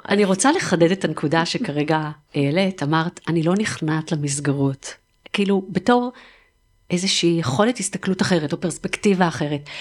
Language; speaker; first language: Hebrew; native; Hebrew